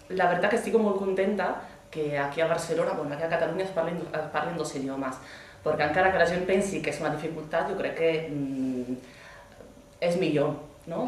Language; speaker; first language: Catalan; non-native, fluent; Italian